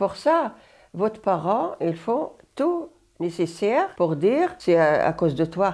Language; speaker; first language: French; non-native, learner; Arabic